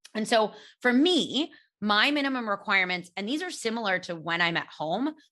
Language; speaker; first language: English; native; English